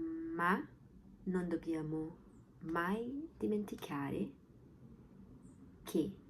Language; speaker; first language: Italian; non-native, learner; Portuguese